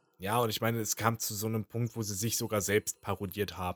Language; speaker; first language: German; native; German